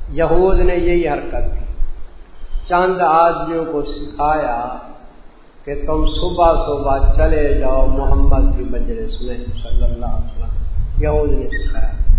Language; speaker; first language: Urdu; non-native, local second language; Saraiki